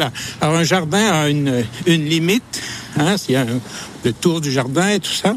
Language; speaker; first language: French; native; French